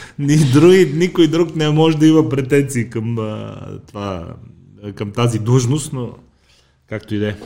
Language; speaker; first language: Bulgarian; native; Bulgarian